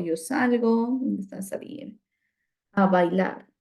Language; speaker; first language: Spanish; non-native, fluent; English